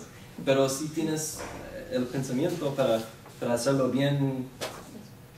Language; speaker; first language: Spanish; non-native, fluent; English